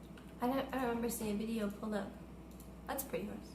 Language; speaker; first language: English; native; English